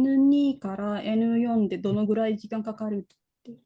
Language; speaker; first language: Japanese; non-native, fluent; Indonesian